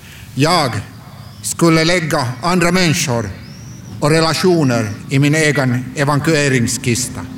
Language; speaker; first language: Swedish; non-native, local second language; Finnish